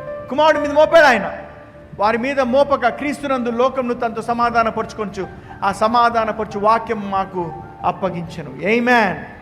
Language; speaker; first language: Telugu; native; Telugu